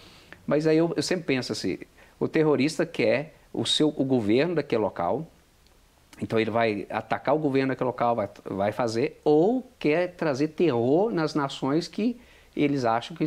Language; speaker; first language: Portuguese; native; Portuguese